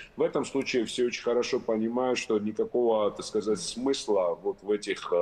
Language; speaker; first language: Russian; non-native, local second language; Georgian